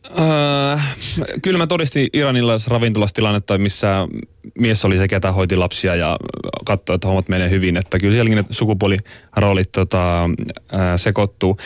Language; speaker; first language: Finnish; native; Finnish